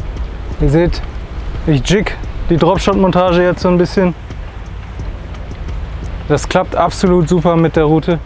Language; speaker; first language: German; native; German